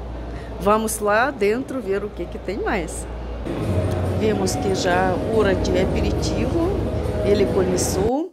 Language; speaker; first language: Portuguese; non-native, fluent; Russian